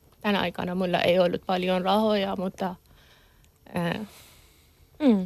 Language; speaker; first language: Finnish; non-native, learner; Persian